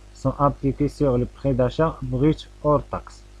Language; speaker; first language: French; non-native, local second language; Arabic